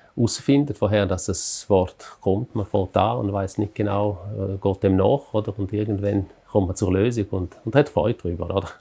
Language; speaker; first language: German; non-native, local second language; Romansh